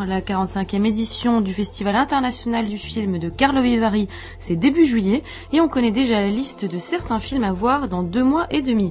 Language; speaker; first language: French; native; French